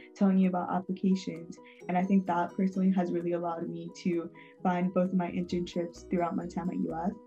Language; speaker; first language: English; non-native, fluent; Spanish